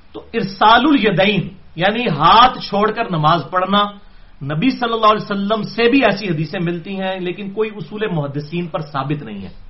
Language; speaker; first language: Urdu; non-native, local second language; Punjabi